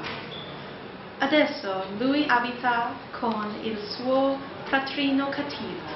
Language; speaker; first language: Italian; non-native, learner; English